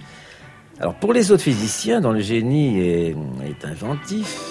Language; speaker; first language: French; native; French